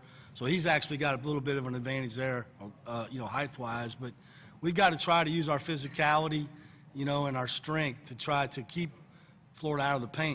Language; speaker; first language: English; native; English